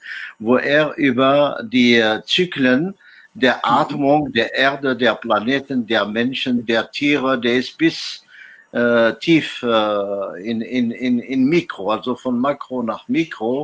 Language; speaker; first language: German; non-native, fluent; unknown